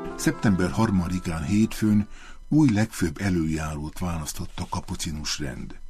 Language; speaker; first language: Hungarian; native; Hungarian